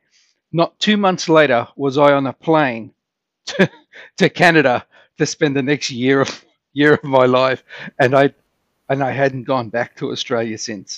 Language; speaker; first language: English; native; English